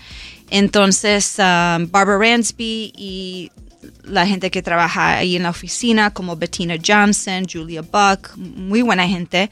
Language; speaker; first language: Spanish; non-native, local second language; English